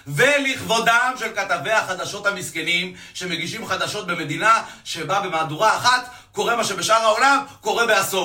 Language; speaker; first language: Hebrew; native; Hebrew